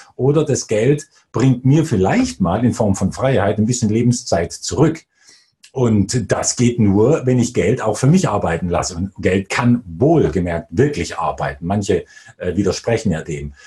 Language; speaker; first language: German; native; German